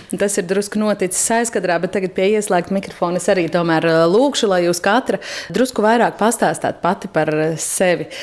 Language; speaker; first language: Latvian; native; Latvian